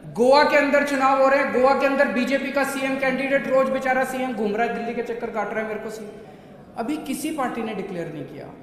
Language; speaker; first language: Hindi; native; Hindi